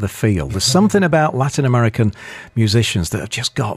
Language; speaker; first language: English; native; English